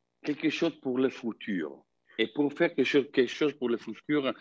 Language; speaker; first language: French; non-native, fluent; Italian